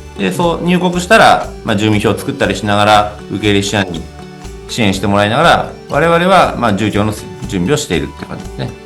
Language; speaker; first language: Japanese; native; Japanese